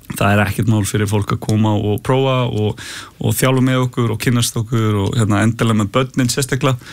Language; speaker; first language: Icelandic; early bilingual, heritage; Icelandic